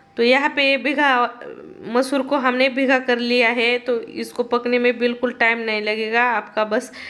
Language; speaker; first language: Hindi; non-native, local second language; Marathi